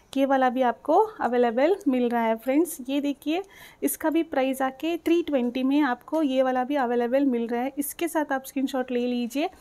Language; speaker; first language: Hindi; non-native, local second language; Telugu